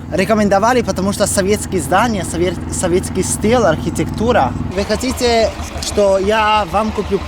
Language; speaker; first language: Russian; non-native, fluent; Italian